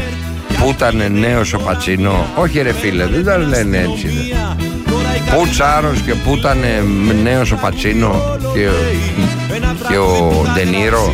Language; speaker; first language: Greek; native; Greek